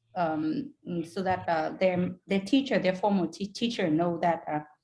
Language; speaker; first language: English; non-native, fluent; Vietnamese